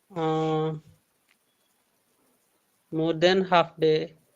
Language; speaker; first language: English; non-native, learner; Telugu